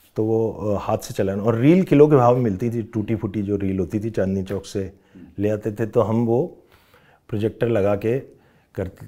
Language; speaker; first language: Hindi; non-native, local second language; Rajasthani